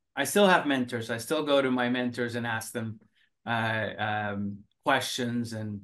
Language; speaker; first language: English; early bilingual, other home language; Finnish